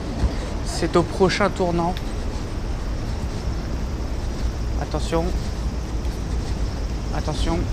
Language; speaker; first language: French; native; French